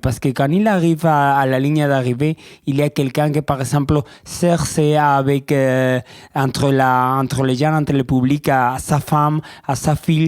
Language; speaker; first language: French; non-native, learner; Spanish